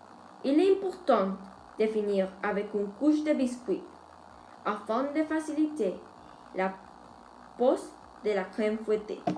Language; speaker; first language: French; non-native, learner; Spanish